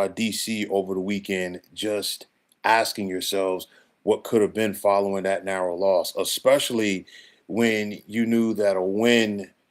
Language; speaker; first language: English; native; English